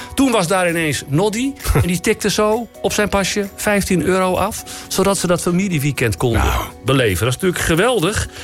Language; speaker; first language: Dutch; native; Dutch